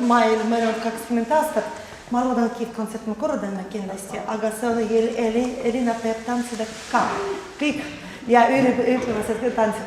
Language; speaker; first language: Estonian; non-native, learner; Russian